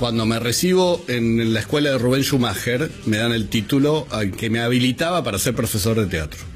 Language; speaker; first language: Spanish; native; Spanish